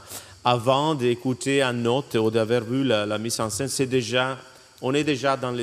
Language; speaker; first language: French; non-native, fluent; Italian